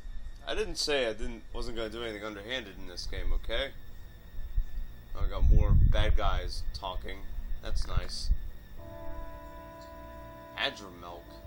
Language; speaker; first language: English; native; English